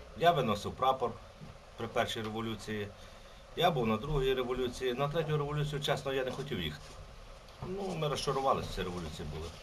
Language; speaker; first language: Ukrainian; native; Ukrainian